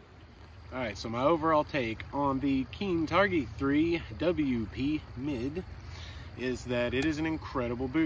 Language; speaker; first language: English; native; English